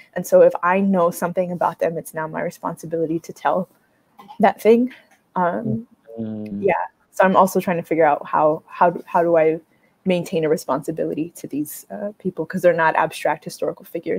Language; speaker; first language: English; native; English